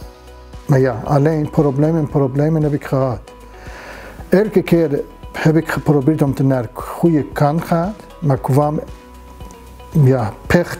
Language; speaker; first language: Dutch; non-native, learner; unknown